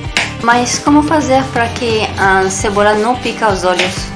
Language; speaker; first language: Portuguese; non-native, learner; French